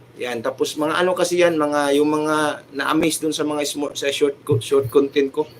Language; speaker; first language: Filipino; non-native, local second language; Cebuano